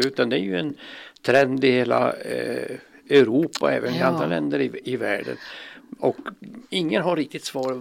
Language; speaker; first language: Swedish; native; Swedish